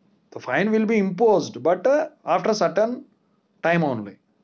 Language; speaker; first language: English; non-native, local second language; Telugu